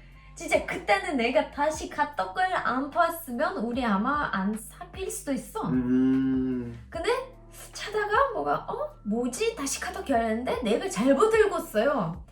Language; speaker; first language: Korean; non-native, learner; Russian